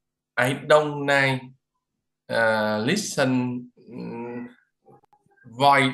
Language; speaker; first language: English; non-native, learner; Vietnamese